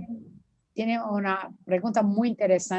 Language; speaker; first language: Spanish; non-native, fluent; Portuguese